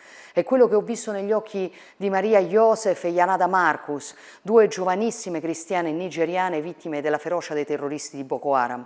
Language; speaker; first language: Italian; native; Italian